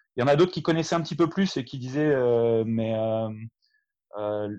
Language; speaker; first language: French; native; French